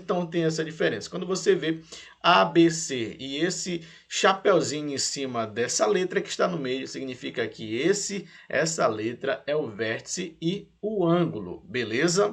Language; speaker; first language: Portuguese; native; Portuguese